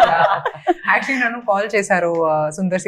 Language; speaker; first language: Telugu; non-native, fluent; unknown